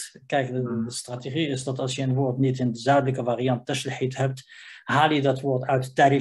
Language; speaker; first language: Dutch; non-native, fluent; Riffian